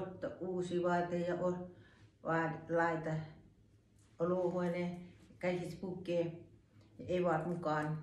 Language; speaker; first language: Finnish; non-native, learner; Thai